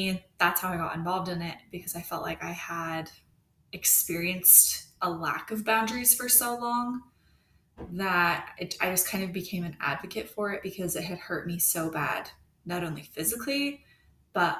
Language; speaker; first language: English; native; English